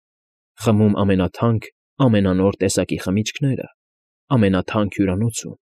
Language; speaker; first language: Armenian; native; Armenian